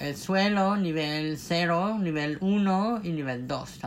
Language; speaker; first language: Spanish; non-native, fluent; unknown